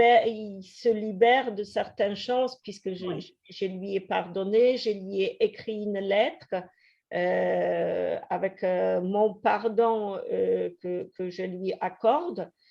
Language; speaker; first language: French; non-native, fluent; Polish